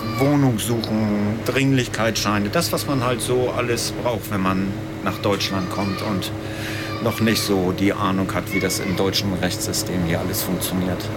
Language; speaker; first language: German; native; German